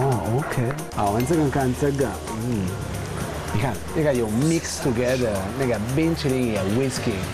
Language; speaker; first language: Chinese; non-native, fluent; Italian